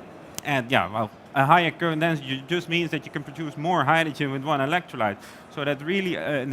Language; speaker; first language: English; non-native, fluent; Dutch